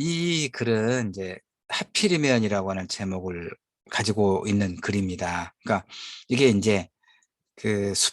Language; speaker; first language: Korean; native; Korean